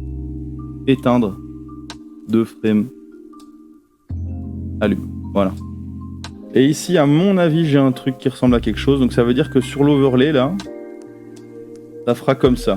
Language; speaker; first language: French; native; French